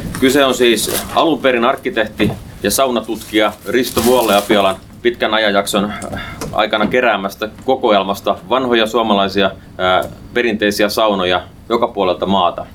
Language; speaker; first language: Finnish; native; Finnish